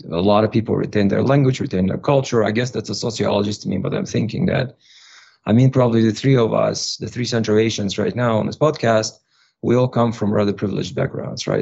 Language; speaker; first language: English; non-native, fluent; Russian